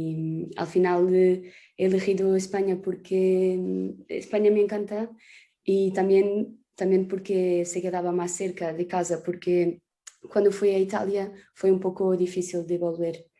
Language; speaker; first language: Spanish; non-native, fluent; Portuguese